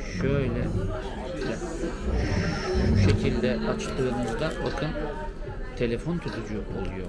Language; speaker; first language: Turkish; native; Turkish